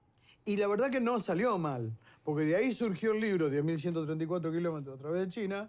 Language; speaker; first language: Spanish; native; Spanish